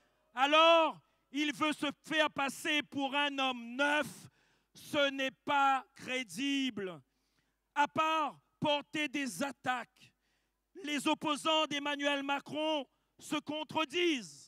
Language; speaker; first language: French; native; French